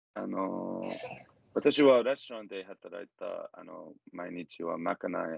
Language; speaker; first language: Japanese; non-native, learner; English